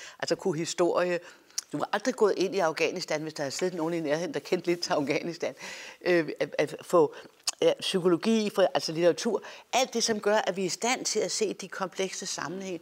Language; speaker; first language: Danish; native; Danish